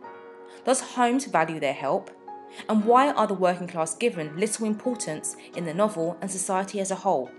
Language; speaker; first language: English; native; English